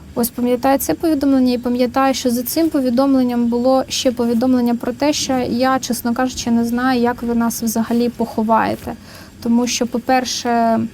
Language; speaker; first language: Ukrainian; native; Ukrainian